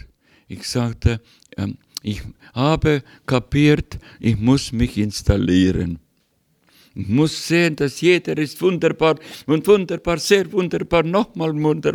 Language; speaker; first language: German; non-native, learner; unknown